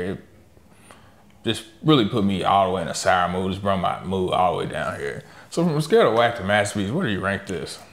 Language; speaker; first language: English; native; English